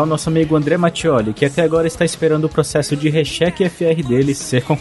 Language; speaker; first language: Portuguese; native; Portuguese